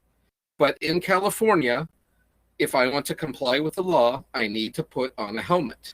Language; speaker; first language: English; native; English